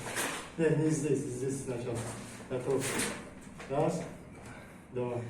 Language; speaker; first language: Russian; non-native, local second language; Tajik